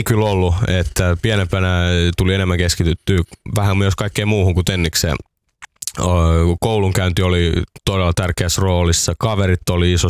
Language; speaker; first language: Finnish; native; Finnish